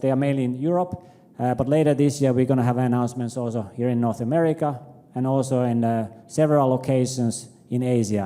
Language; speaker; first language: English; non-native, fluent; Finnish